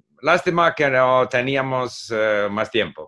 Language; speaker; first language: Spanish; non-native, fluent; English